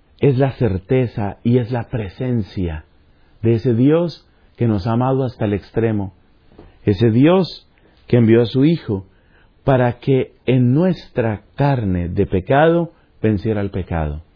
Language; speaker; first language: Spanish; native; Spanish